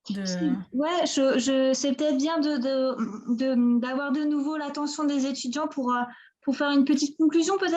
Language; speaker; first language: French; non-native, fluent; Spanish